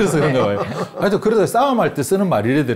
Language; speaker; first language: Korean; native; Korean